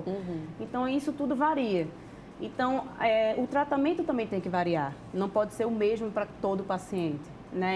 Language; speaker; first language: Portuguese; native; Portuguese